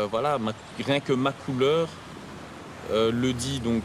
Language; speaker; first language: French; early bilingual, other home language; Lingala